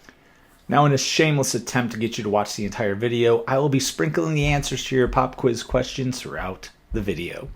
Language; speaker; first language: English; native; English